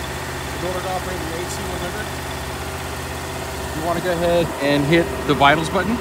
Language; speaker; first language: English; native; English